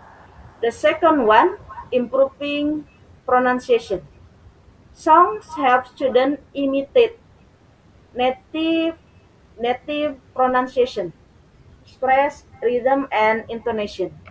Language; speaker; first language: English; non-native, learner; Indonesian